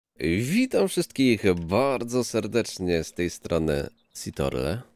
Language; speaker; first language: Polish; native; Polish